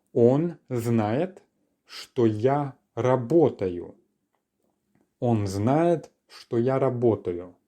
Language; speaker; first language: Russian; non-native, fluent; English